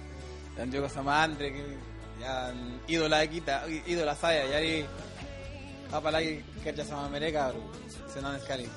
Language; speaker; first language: Indonesian; non-native, fluent; Spanish